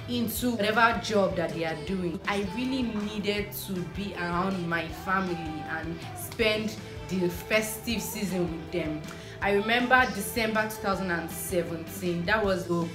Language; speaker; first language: English; non-native, local second language; Igbo